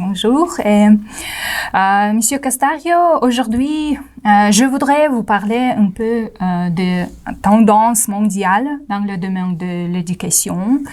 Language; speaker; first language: French; non-native, learner; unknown